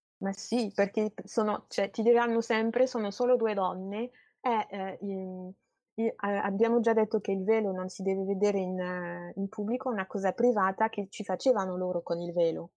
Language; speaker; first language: Italian; non-native, fluent; French